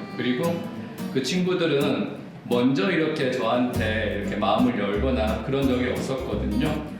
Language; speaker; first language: Korean; native; Korean